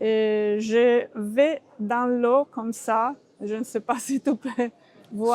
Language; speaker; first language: French; non-native, learner; Italian